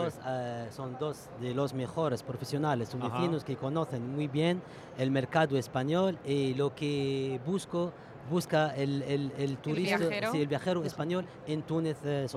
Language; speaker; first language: Spanish; non-native, fluent; Arabic